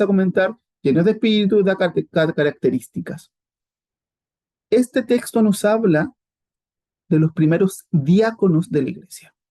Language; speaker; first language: Spanish; native; Spanish